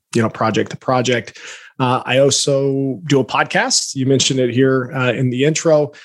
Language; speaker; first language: English; native; English